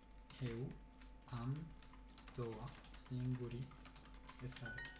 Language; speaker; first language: Romanian; non-native, learner; French